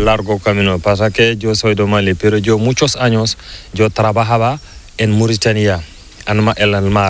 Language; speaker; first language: Spanish; non-native, learner; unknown